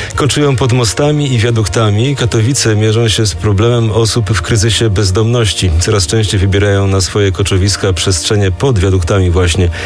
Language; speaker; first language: Polish; native; Polish